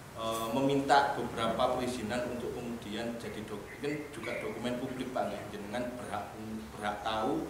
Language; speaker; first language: Indonesian; native; Indonesian